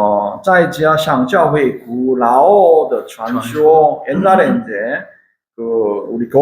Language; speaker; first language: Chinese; non-native, fluent; Korean